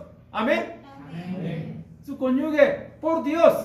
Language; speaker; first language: Spanish; non-native, learner; Korean